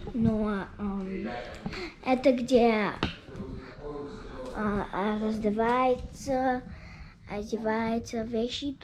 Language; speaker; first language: Russian; non-native, learner; English